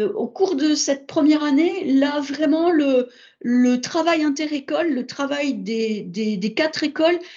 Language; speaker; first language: French; native; French